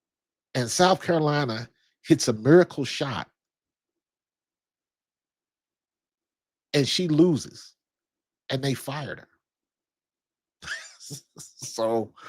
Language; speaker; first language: English; native; English